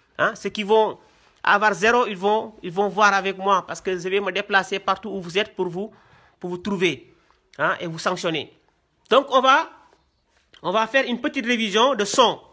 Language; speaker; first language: French; non-native, local second language; Wolof